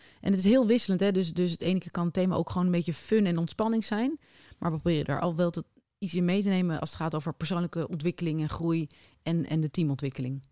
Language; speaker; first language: Dutch; native; Dutch